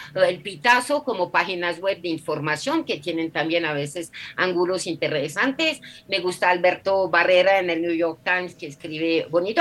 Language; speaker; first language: Spanish; non-native, fluent; French